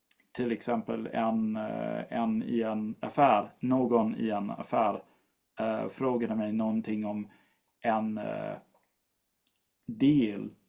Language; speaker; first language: Swedish; non-native, fluent; English